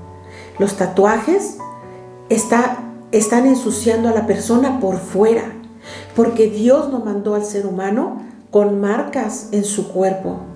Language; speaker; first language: Spanish; native; Spanish